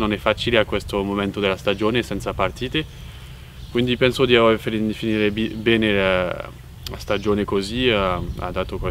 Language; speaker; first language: Italian; non-native, fluent; French